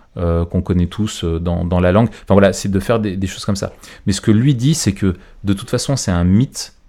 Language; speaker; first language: French; native; French